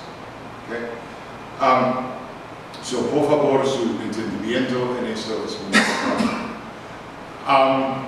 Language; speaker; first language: Spanish; non-native, learner; English